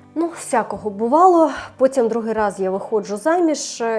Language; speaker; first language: Ukrainian; non-native, local second language; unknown